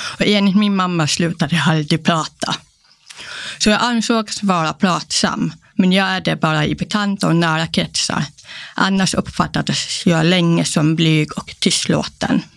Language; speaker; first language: Swedish; non-native, local second language; Polish